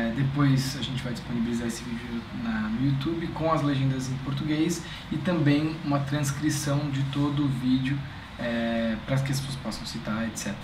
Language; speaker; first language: Portuguese; native; Portuguese